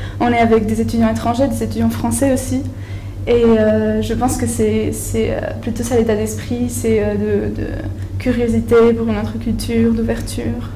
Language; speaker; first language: French; non-native, fluent; Spanish